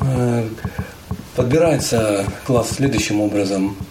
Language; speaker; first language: Russian; native; Russian